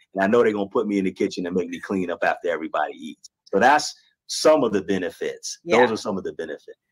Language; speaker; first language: English; native; English